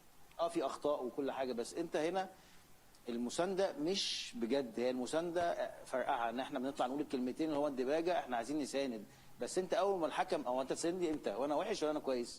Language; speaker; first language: Arabic; native; Arabic